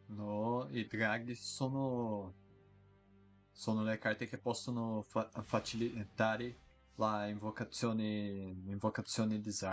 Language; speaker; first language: Italian; non-native, learner; Portuguese